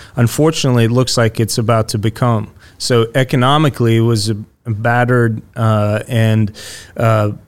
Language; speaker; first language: English; early bilingual, other home language; Russian